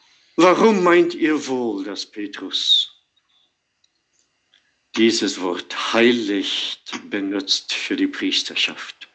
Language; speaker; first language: German; non-native, fluent; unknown